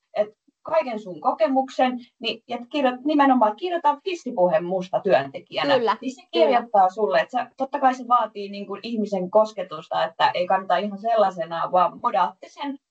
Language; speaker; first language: Finnish; native; Finnish